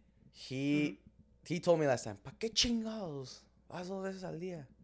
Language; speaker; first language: Spanish; early bilingual, heritage; Spanish